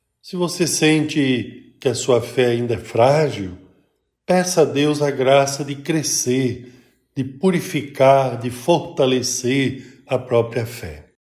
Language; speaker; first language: Portuguese; native; Portuguese